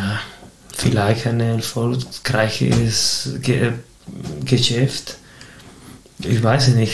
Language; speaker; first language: German; non-native, fluent; Spanish